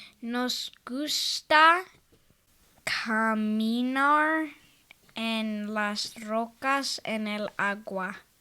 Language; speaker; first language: Spanish; non-native, learner; English